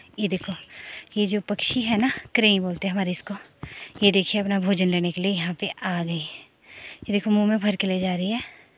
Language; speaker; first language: Hindi; native; Hindi